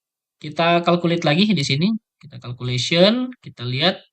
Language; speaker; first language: Indonesian; native; Indonesian